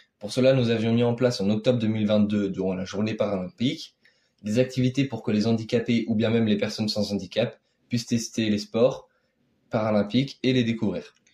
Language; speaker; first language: French; native; French